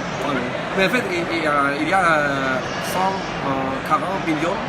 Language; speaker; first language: French; non-native, learner; Russian